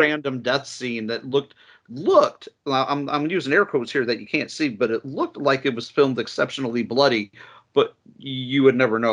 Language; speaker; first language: English; native; English